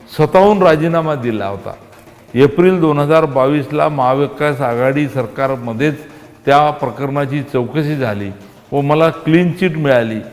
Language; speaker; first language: Marathi; native; Marathi